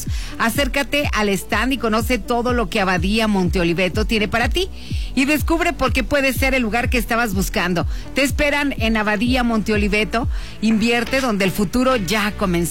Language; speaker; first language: Spanish; native; Spanish